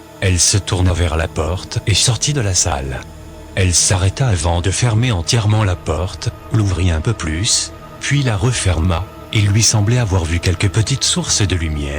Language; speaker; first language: French; native; French